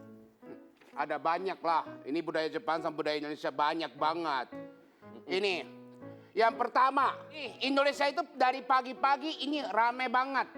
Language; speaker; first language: Indonesian; non-native, fluent; Japanese